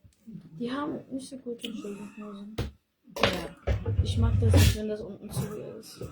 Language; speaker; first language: German; early bilingual, other home language; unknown